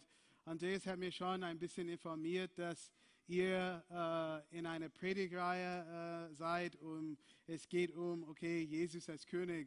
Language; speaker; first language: German; non-native, fluent; English